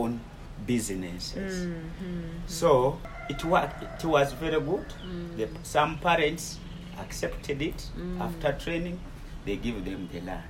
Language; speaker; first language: English; non-native, local second language; Ganda